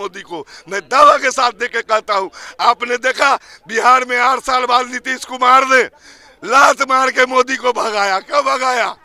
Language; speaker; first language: Hindi; native; Hindi